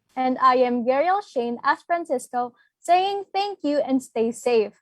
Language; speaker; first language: English; non-native, local second language; Filipino